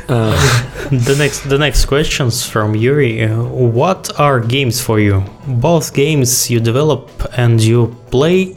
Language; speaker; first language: English; non-native, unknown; Russian